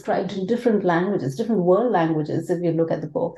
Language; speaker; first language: English; non-native, local second language; Tamil